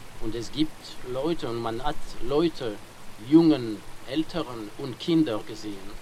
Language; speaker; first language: German; non-native, fluent; French